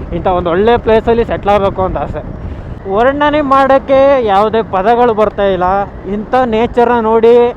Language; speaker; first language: Kannada; native; Kannada